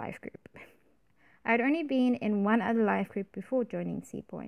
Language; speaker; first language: English; native; English